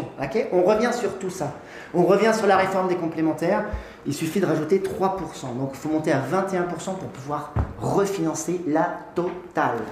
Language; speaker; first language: French; native; French